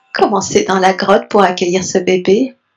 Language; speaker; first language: French; native; French